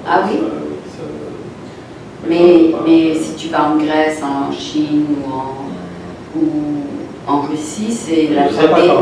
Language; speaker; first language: French; non-native, fluent; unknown